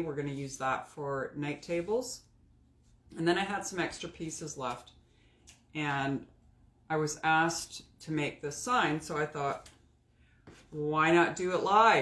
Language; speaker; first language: English; native; English